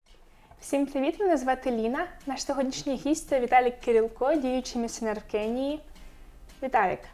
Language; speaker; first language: Ukrainian; native; Ukrainian